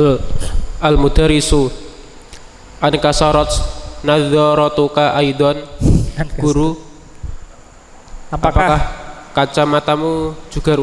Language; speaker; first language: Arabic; non-native, learner; Indonesian